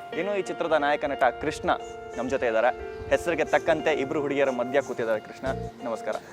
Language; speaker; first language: Kannada; native; Kannada